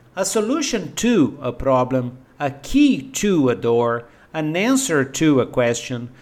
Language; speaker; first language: English; non-native, fluent; Portuguese